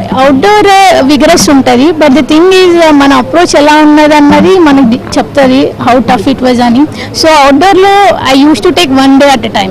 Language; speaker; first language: Telugu; native; Telugu